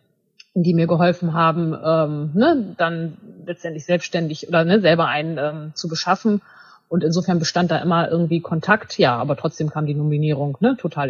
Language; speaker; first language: German; native; German